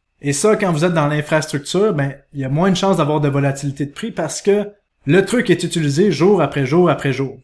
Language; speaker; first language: French; native; French